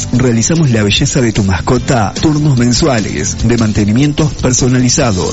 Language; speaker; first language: Spanish; native; Spanish